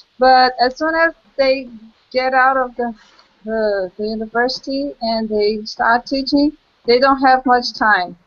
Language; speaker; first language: English; non-native, local second language; Portuguese